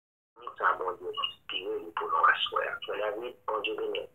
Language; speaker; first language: French; non-native, local second language; Haitian Creole